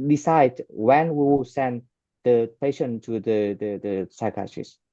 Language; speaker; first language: English; non-native, fluent; Vietnamese